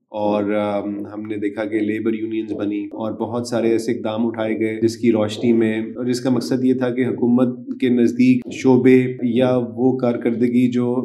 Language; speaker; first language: Urdu; native; Urdu